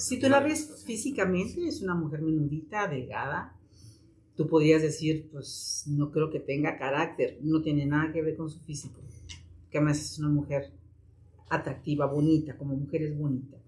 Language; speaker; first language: Spanish; native; Spanish